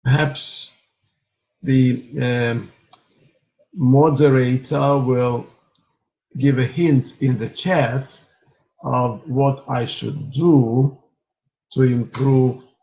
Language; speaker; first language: English; non-native, fluent; Russian